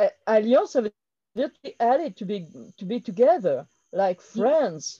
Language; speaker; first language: English; non-native, fluent; French